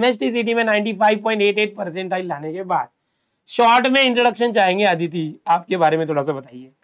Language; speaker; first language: Hindi; non-native, local second language; Marathi